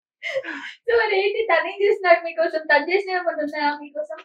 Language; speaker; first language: Telugu; native; Telugu